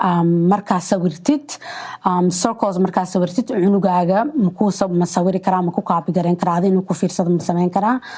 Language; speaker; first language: Somali; early bilingual, heritage; Somali